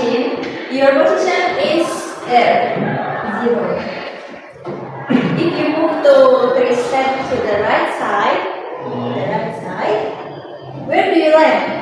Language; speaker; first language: English; non-native, learner; Indonesian